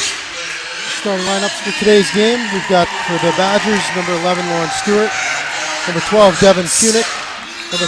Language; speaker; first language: English; native; English